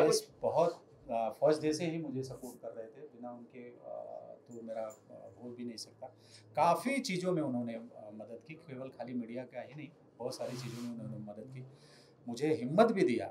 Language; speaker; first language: Hindi; native; Hindi